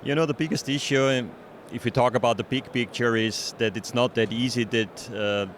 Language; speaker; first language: English; non-native, fluent; German